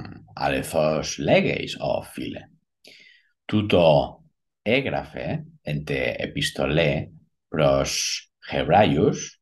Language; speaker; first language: Greek; non-native, learner; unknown